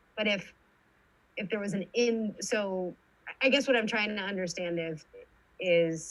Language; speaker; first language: English; native; English